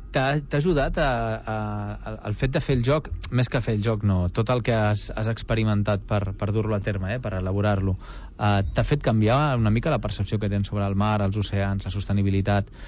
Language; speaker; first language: Catalan; native; Catalan